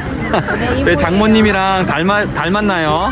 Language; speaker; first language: Korean; native; Korean